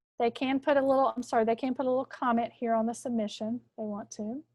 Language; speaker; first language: English; native; English